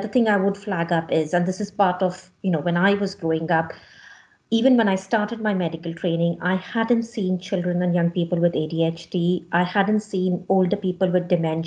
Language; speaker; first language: English; non-native, local second language; Hindi